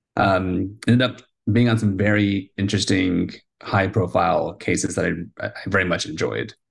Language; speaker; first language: English; early bilingual, heritage; Spanish